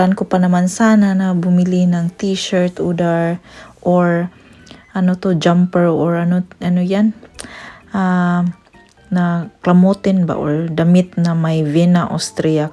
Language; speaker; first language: Filipino; non-native, local second language; Cebuano